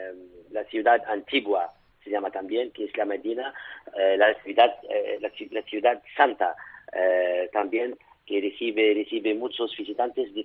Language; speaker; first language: Spanish; non-native, fluent; Arabic